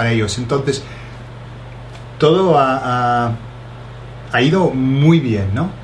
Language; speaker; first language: Spanish; non-native, fluent; English